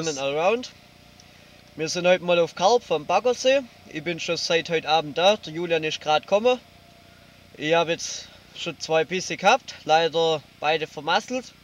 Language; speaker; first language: German; native; German